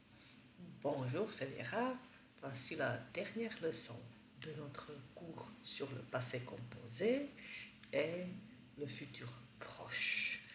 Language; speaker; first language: French; non-native, fluent; Czech